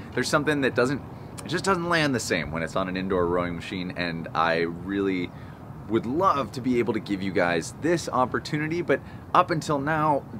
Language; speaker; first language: English; native; English